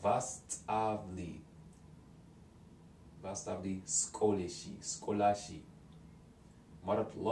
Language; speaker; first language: Georgian; non-native, learner; English